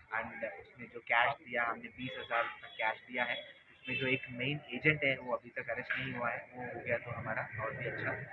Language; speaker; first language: Hindi; non-native, local second language; Marathi